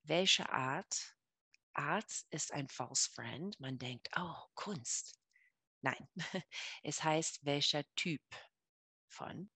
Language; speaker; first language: German; non-native, fluent; English